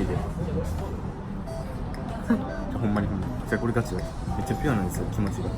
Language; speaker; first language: Japanese; native; Japanese